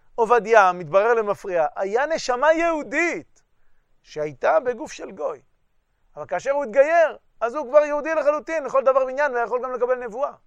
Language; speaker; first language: Hebrew; native; Hebrew